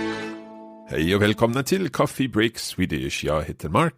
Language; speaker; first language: Swedish; non-native, learner; English